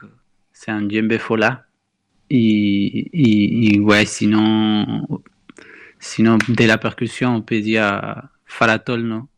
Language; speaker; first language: French; non-native, fluent; Spanish